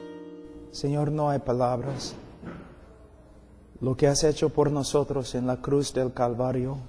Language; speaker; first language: Spanish; non-native, fluent; English